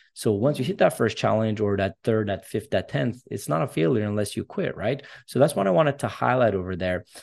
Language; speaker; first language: English; early bilingual, other home language; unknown